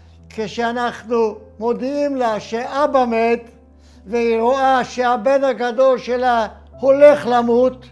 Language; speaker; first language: Hebrew; non-native, fluent; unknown